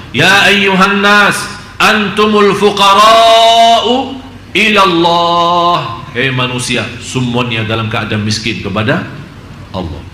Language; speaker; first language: Indonesian; non-native, fluent; Arabic